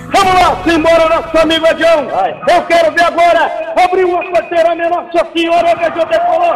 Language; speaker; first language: Portuguese; native; Portuguese